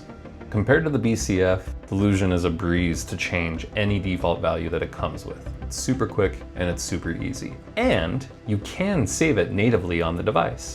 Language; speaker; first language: English; native; English